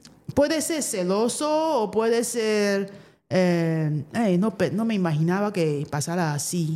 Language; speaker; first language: Spanish; non-native, fluent; Chinese